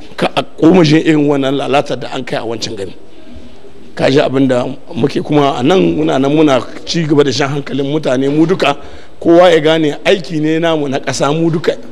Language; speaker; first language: Hausa; native; Hausa